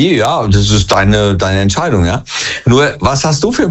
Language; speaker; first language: German; native; German